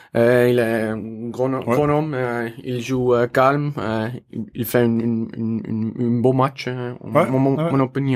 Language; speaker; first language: French; non-native, learner; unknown